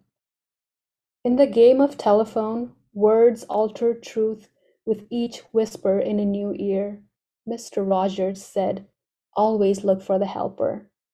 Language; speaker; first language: English; non-native, local second language; Nepali